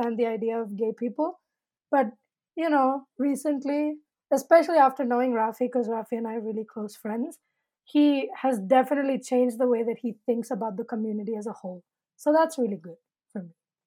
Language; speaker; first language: English; non-native, local second language; Malayalam